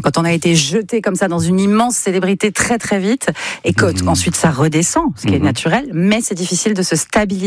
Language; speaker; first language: French; native; French